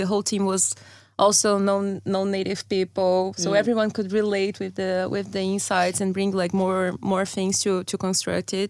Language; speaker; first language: English; non-native, fluent; Portuguese